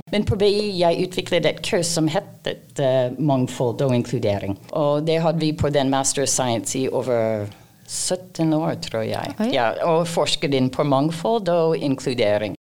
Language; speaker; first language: Norwegian; non-native, fluent; English